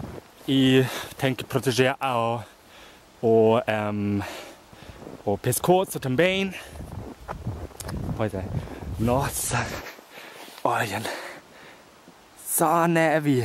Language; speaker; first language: Portuguese; non-native, fluent; German